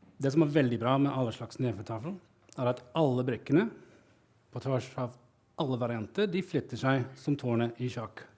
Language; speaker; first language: Norwegian; non-native, fluent; English